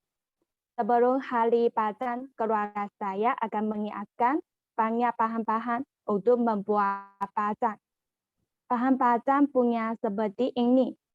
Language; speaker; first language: Indonesian; non-native, learner; Chinese